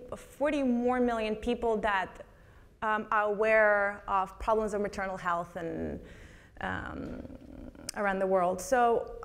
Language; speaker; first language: English; non-native, fluent; Russian